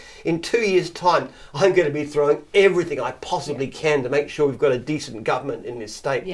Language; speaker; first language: English; native; English